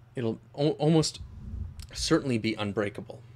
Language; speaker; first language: English; native; English